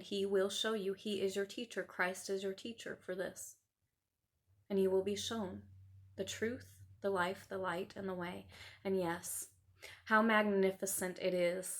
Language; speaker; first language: English; native; English